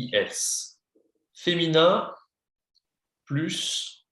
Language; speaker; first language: French; non-native, fluent; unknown